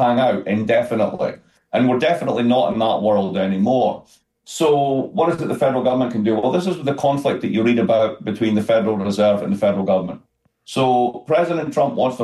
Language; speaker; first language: English; native; English